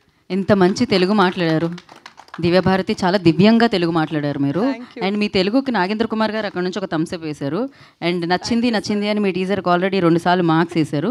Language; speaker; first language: Telugu; native; Telugu